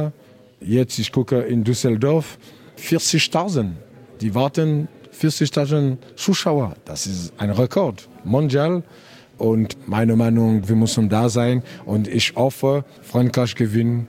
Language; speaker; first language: German; non-native, learner; French